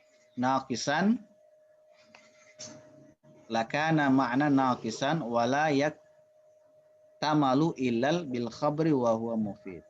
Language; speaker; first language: Arabic; non-native, fluent; Indonesian